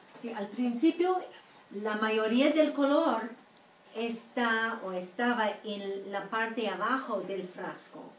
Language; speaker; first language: Spanish; non-native, fluent; English